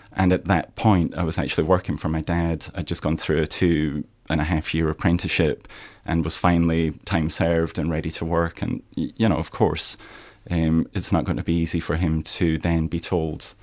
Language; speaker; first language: English; native; English